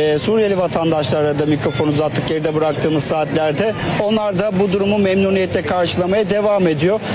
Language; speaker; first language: Turkish; native; Turkish